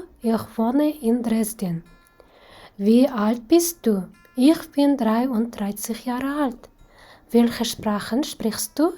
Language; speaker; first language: German; non-native, fluent; Kazakh